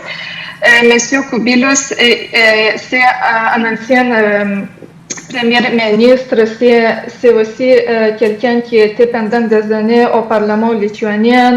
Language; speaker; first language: French; non-native, fluent; Lithuanian